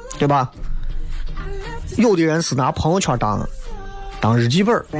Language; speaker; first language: Chinese; native; Chinese